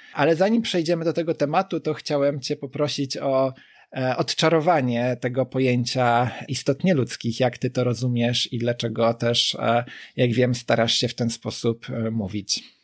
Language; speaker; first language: Polish; native; Polish